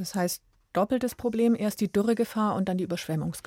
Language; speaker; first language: German; native; German